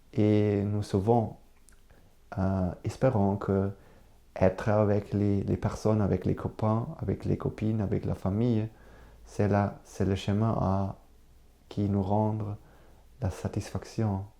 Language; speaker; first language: French; non-native, learner; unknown